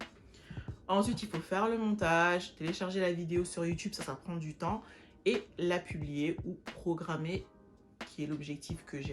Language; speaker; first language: French; native; French